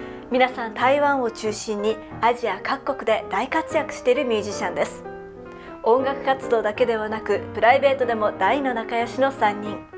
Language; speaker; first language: Japanese; native; Japanese